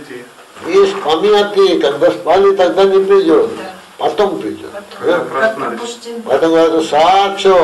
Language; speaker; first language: Russian; non-native, learner; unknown